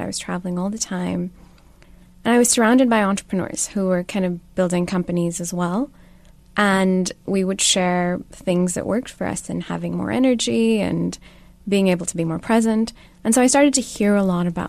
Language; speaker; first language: English; non-native, local second language; Urdu